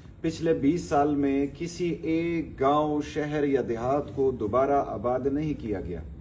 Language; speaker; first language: Urdu; non-native, local second language; Pashto